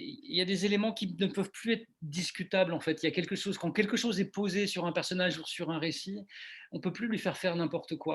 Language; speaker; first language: French; native; French